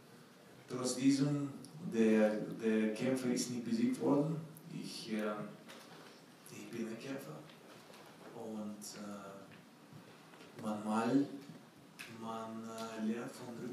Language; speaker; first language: German; non-native, fluent; Ukrainian